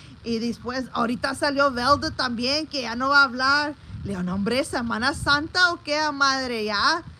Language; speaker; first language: Spanish; early bilingual, heritage; Spanish